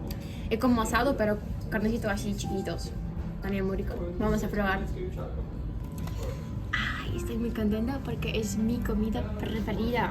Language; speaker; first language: Spanish; non-native, fluent; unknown